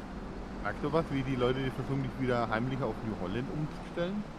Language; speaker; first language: German; native; German